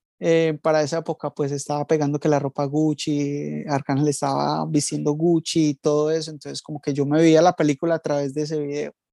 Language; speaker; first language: Spanish; native; Spanish